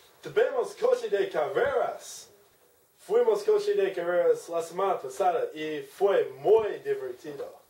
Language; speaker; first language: Spanish; non-native, learner; English